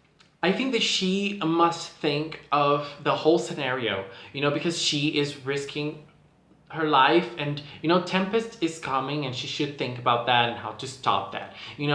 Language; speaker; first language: English; non-native, fluent; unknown